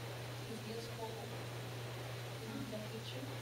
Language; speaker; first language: English; non-native, fluent; Japanese